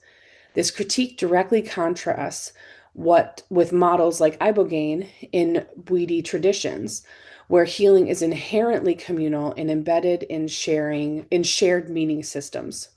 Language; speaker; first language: English; native; English